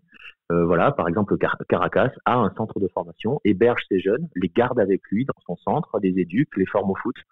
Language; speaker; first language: French; native; French